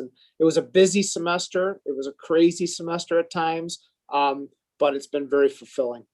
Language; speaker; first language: English; native; English